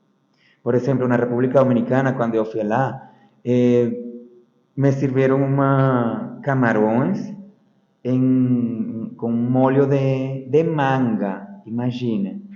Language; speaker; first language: Portuguese; non-native, fluent; Spanish